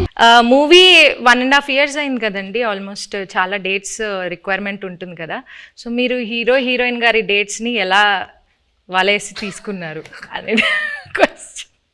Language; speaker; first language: Telugu; native; Telugu